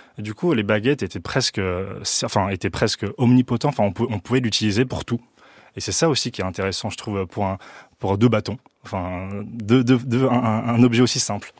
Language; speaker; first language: French; early bilingual, other home language; Chinese